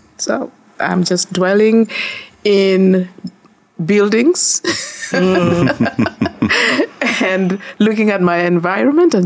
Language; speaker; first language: English; non-native, local second language; Gusii